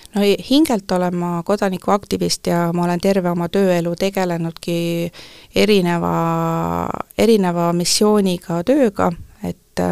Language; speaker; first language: Estonian; early bilingual, heritage; Estonian